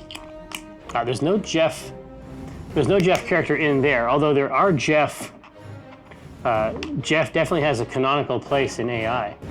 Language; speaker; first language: English; native; English